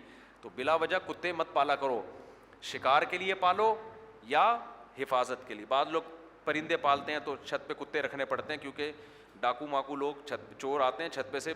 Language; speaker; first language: Urdu; native; Urdu